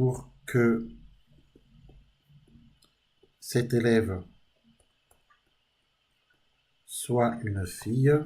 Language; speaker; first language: French; native; French